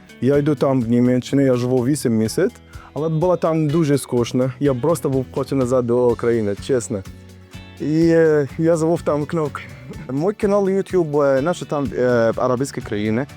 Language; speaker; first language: Ukrainian; non-native, learner; Arabic